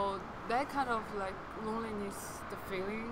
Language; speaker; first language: English; non-native, fluent; Chinese